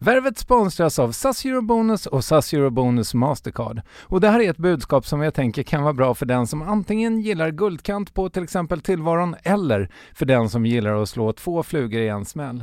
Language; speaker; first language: Swedish; native; Swedish